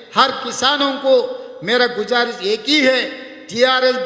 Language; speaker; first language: Hindi; non-native, local second language; Telugu